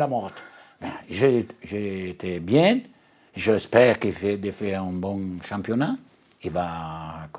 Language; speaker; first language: French; non-native, learner; Italian